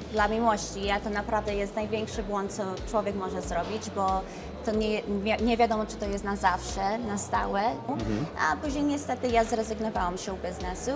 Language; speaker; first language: Polish; early bilingual, heritage; Polish